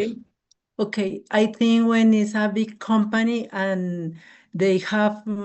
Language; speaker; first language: English; non-native, learner; Spanish